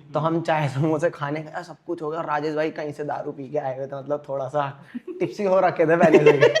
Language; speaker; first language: Hindi; native; Hindi